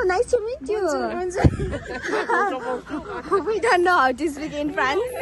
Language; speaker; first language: English; non-native, learner; Nepali